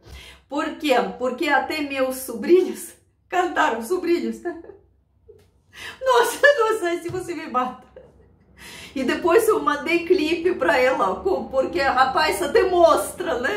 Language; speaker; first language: Portuguese; non-native, learner; Russian